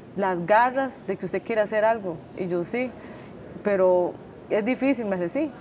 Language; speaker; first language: Spanish; native; Spanish